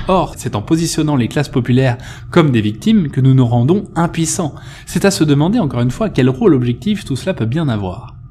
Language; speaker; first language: French; native; French